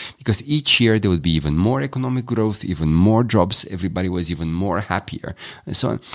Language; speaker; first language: English; non-native, fluent; Romanian